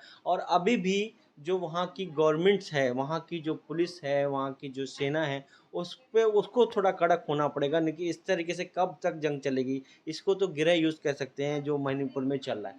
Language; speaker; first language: Hindi; native; Hindi